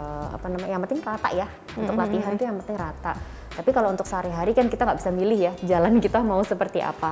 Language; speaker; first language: Indonesian; native; Indonesian